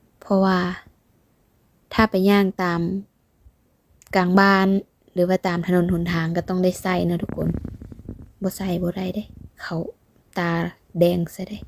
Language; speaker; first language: Thai; non-native, local second language; Northeastern Thai